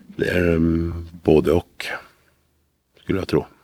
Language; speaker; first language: Swedish; native; Swedish